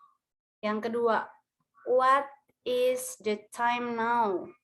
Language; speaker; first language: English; non-native, learner; Indonesian